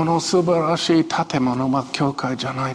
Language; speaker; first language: Japanese; non-native, fluent; Chinese